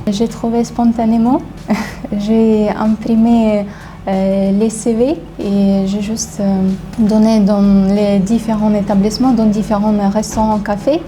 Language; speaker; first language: French; non-native, learner; Ukrainian